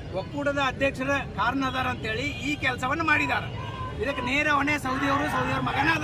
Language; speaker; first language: Kannada; native; Kannada